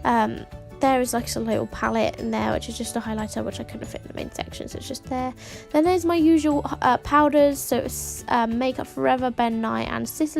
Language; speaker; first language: English; native; English